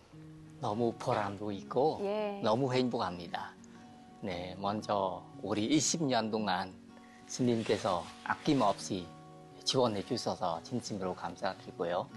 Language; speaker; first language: Korean; non-native, fluent; Khmer